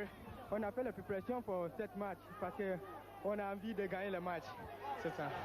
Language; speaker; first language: French; non-native, learner; Italian